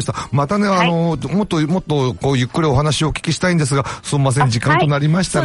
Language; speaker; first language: Japanese; native; Japanese